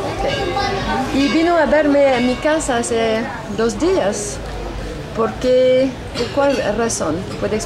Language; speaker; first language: Spanish; non-native, fluent; French